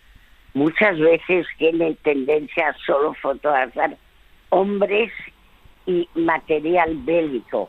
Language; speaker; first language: Spanish; non-native, fluent; French